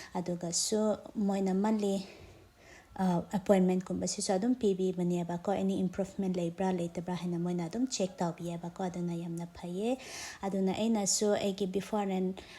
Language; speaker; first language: Manipuri; non-native, local second language; Tangkhul Naga (India)